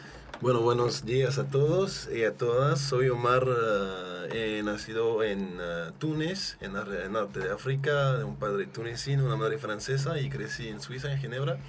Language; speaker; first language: Spanish; non-native, fluent; French